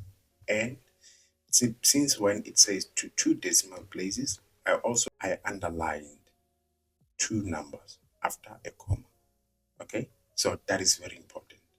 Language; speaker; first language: English; non-native, local second language; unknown